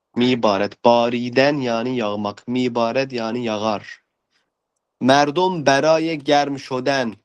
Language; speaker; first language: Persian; non-native, fluent; Turkish